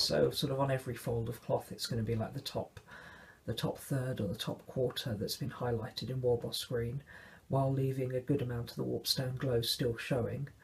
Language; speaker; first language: English; native; English